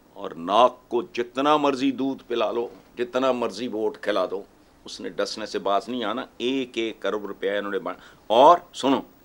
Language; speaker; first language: Urdu; non-native, local second language; Punjabi